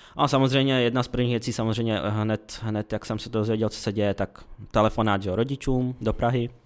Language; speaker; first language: Czech; early bilingual, other home language; Ukrainian